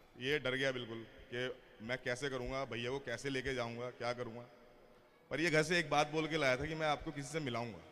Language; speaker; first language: Hindi; native; Hindi